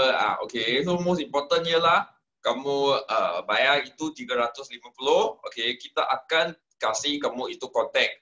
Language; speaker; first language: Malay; non-native, local second language; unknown